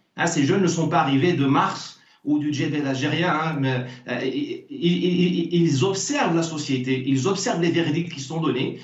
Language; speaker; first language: French; non-native, local second language; Arabic